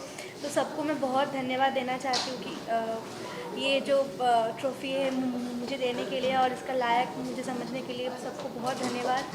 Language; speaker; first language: Hindi; non-native, local second language; Bangla